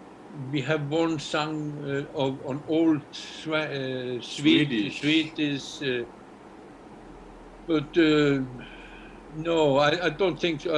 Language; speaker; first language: English; non-native, learner; Icelandic